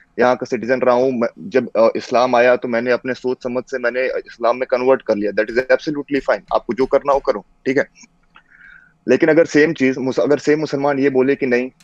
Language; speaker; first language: Hindi; native; Hindi